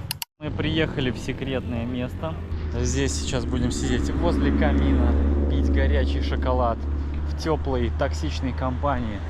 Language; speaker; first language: Russian; native; Russian